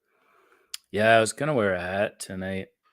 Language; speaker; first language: English; native; English